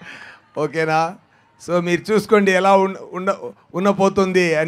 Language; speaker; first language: Telugu; non-native, learner; Tamil